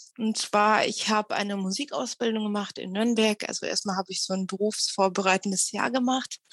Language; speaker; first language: German; early bilingual, other home language; Russian